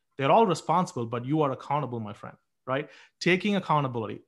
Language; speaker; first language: English; non-native, local second language; Tamil